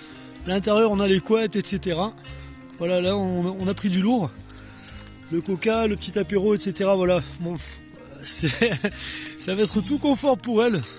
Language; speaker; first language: French; native; French